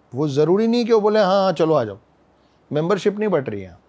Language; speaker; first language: Hindi; native; Hindi